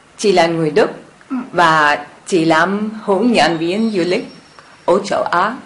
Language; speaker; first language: Vietnamese; non-native, learner; German